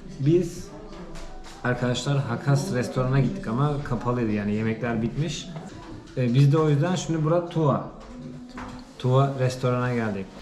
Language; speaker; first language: Turkish; native; Turkish